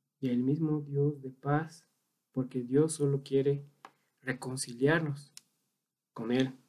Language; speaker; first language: Spanish; native; Spanish